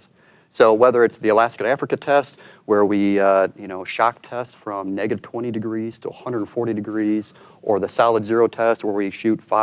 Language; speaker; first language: English; native; English